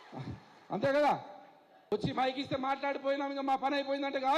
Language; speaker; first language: Telugu; native; Telugu